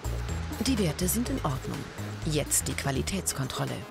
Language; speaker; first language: German; native; German